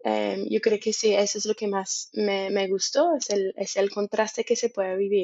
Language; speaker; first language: Spanish; non-native, fluent; English